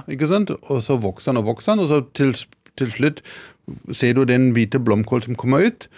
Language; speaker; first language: Norwegian; non-native, fluent; German